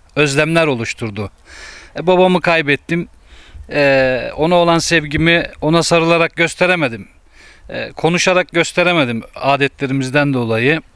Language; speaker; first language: Turkish; native; Turkish